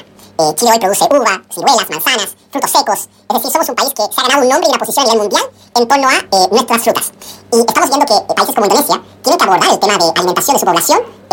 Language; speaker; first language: Spanish; native; Spanish